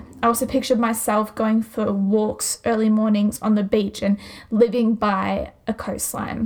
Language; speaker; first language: English; native; English